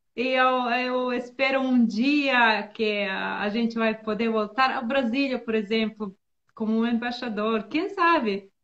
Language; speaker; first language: Portuguese; non-native, learner; Bosnian